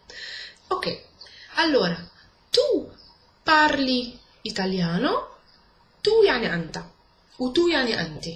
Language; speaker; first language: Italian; non-native, fluent; Arabic